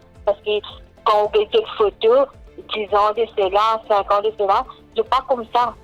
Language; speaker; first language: French; non-native, local second language; Morisyen